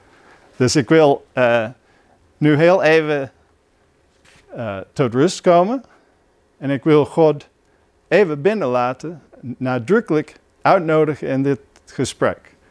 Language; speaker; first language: Dutch; non-native, fluent; English